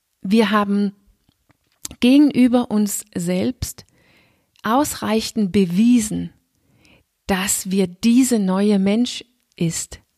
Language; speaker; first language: German; non-native, fluent; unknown